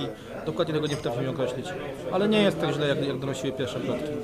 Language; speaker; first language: Polish; native; Polish